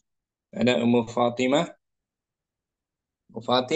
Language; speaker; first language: Indonesian; native; Indonesian